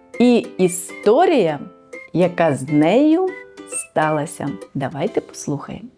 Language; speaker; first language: Ukrainian; native; Ukrainian